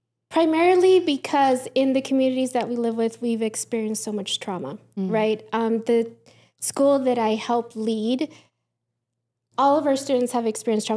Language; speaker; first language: English; early bilingual, other home language; Spanish